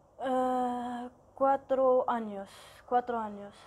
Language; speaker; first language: Spanish; non-native, learner; Arabic